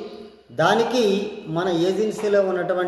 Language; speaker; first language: Telugu; native; Telugu